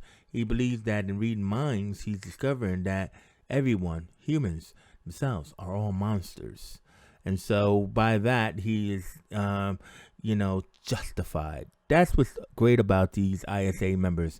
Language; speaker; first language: English; native; English